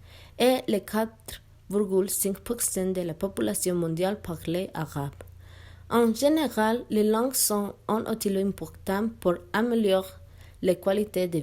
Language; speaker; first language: French; non-native, learner; Spanish